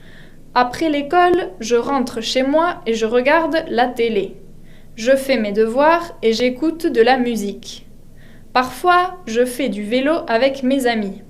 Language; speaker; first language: French; non-native, fluent; Spanish